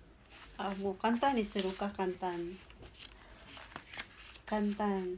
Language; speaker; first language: Japanese; non-native, fluent; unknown